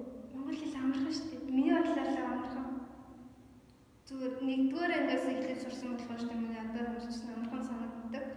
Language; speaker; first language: Mongolian; non-native, local second language; Tuvinian